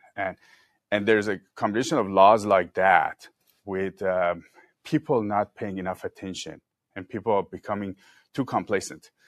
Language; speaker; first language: English; non-native, fluent; Persian